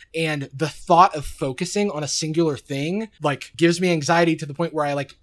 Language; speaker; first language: English; native; English